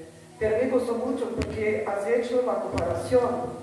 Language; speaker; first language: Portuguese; early bilingual, heritage; Spanish